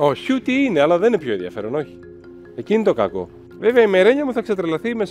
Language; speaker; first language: Greek; native; Greek